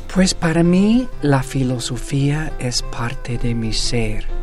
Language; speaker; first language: Spanish; non-native, fluent; English